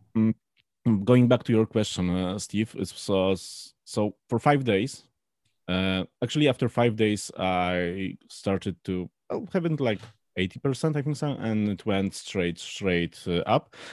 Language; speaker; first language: English; non-native, fluent; Polish